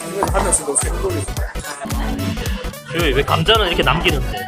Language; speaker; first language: Korean; native; Korean